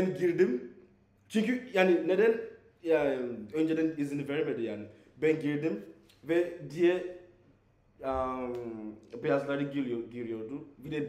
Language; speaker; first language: Turkish; non-native, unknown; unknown